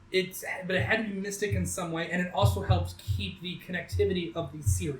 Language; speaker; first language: English; native; English